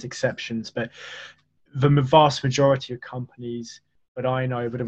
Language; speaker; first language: English; native; English